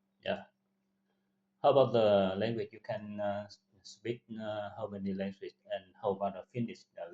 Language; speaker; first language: English; non-native, learner; Vietnamese